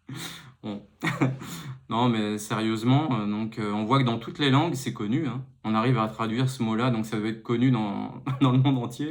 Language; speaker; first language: French; native; French